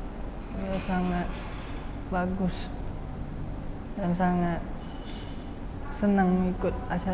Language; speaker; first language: Indonesian; non-native, learner; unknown